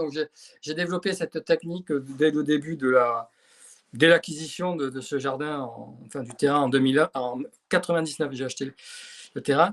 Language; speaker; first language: French; native; French